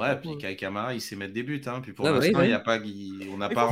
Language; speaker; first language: French; native; French